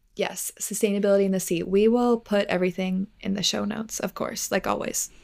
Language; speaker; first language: English; native; English